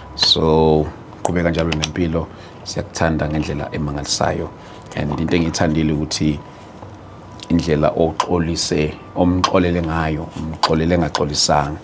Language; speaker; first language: Zulu; native; Zulu